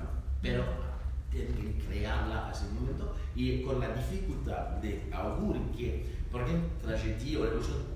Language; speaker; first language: Spanish; non-native, learner; French